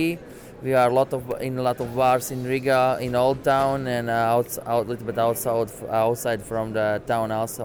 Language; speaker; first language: English; non-native, learner; Latvian